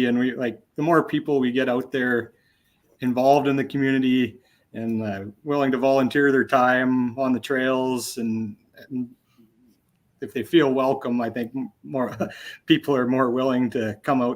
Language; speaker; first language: English; native; English